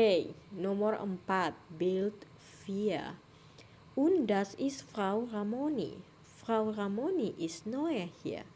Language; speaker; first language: German; non-native, fluent; Indonesian